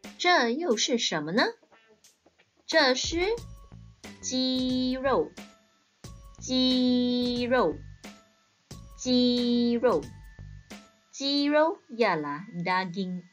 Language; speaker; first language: Chinese; native; Chinese